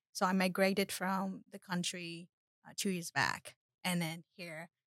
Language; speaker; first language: English; non-native, fluent; Burmese